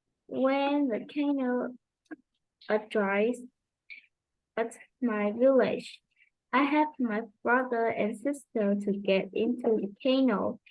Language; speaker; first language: English; non-native, learner; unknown